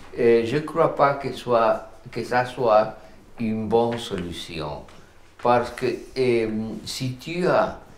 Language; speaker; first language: French; non-native, fluent; Spanish